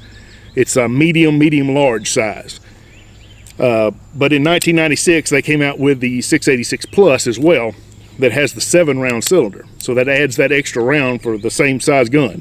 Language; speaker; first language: English; native; English